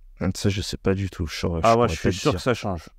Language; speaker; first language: French; native; French